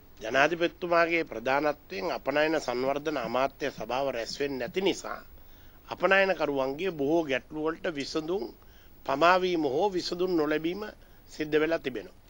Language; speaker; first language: Sinhala; native; Sinhala